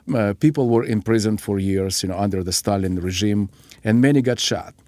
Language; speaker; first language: English; non-native, fluent; Ukrainian